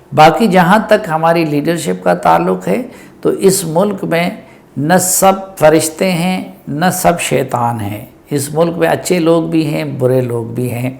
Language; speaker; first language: Urdu; non-native, local second language; Pashto